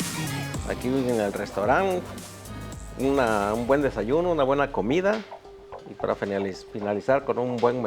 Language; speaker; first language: Spanish; native; Spanish